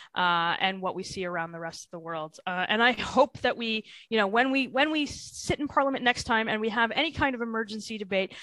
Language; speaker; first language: English; native; English